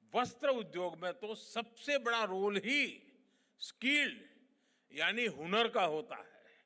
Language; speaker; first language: Hindi; non-native, local second language; Gujarati